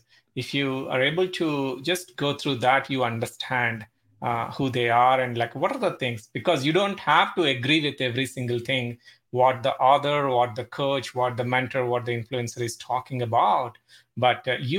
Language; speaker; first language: English; non-native, local second language; Telugu